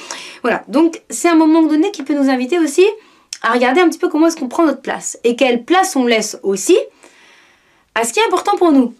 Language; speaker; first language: French; native; French